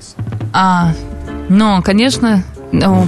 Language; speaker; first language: Russian; non-native, learner; Portuguese